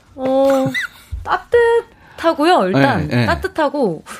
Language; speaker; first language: Korean; native; Korean